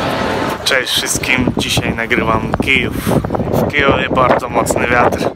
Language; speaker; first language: Polish; non-native, fluent; Ukrainian